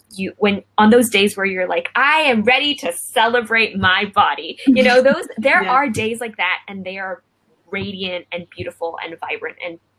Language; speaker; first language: English; non-native, local second language; Cantonese